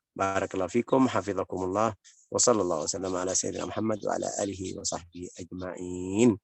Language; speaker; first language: Indonesian; non-native, learner; Arabic